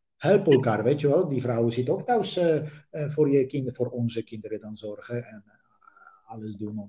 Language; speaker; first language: Dutch; non-native, fluent; Polish